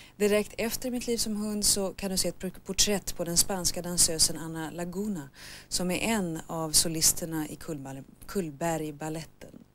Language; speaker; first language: Swedish; native; Swedish